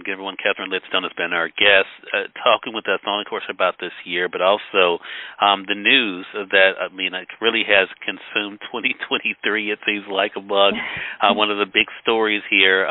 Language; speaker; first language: English; native; English